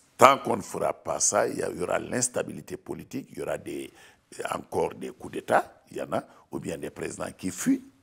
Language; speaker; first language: French; non-native, local second language; Wolof